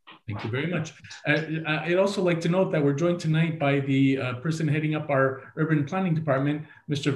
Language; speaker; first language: English; native; English